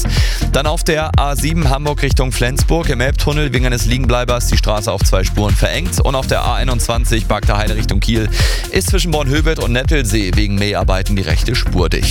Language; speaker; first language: German; native; German